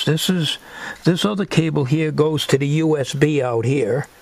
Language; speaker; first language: English; native; English